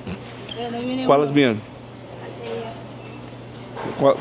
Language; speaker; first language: Spanish; non-native, learner; English